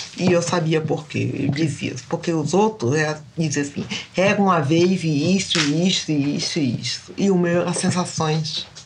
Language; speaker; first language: Portuguese; early bilingual, other home language; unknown